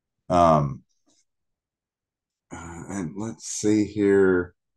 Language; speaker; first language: English; native; English